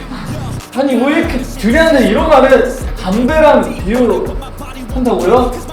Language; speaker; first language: Korean; non-native, fluent; Chinese